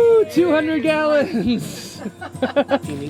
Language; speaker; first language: English; native; English